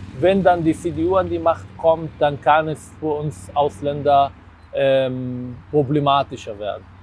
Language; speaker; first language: German; non-native, fluent; Arabic